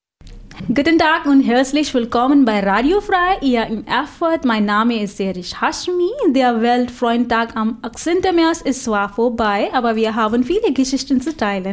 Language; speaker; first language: German; non-native, fluent; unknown